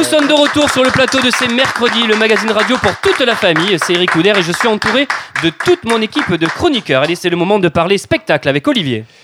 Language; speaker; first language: French; native; French